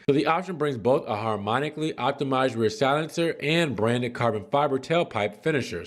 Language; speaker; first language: English; native; English